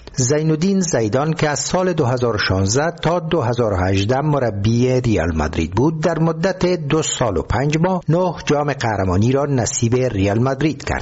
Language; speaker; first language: Persian; native; Persian